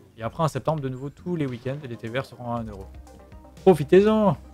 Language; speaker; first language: French; native; French